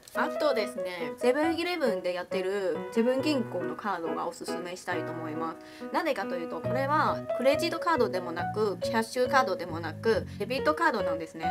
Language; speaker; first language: Japanese; non-native, fluent; Chinese